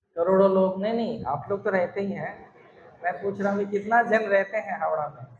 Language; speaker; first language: Hindi; non-native, local second language; Bangla